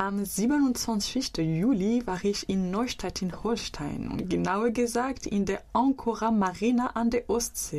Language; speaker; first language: German; native; German